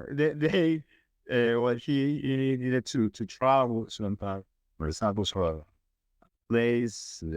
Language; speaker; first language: English; non-native, learner; Spanish